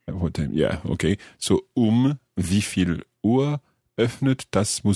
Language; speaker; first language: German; non-native, learner; English